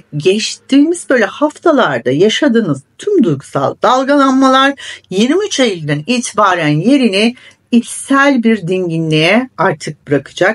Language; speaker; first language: Turkish; native; Turkish